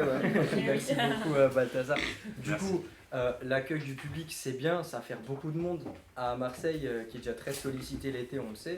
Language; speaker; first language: French; native; French